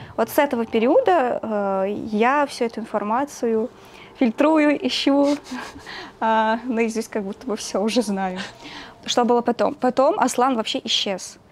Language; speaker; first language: Russian; early bilingual, other home language; Azerbaijani